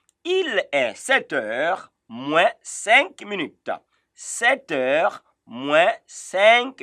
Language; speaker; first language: French; non-native, fluent; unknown